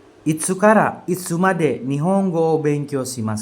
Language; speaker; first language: Japanese; non-native, fluent; Indonesian